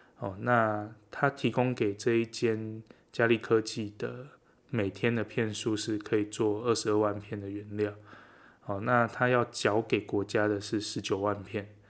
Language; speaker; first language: Chinese; native; Chinese